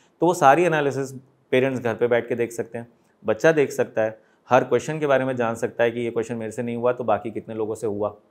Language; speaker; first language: Hindi; native; Hindi